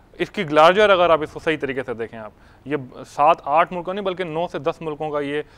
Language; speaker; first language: Urdu; native; Urdu